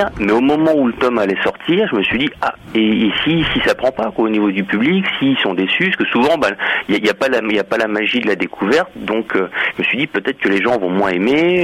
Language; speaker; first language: French; native; French